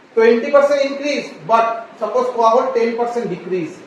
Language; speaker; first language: Hindi; non-native, local second language; Bangla